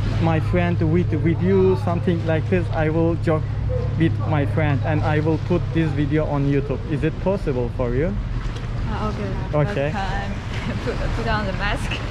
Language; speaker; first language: English; non-native, learner; Turkish